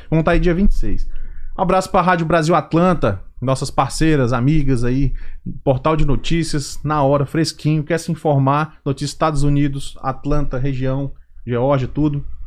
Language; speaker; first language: Portuguese; native; Portuguese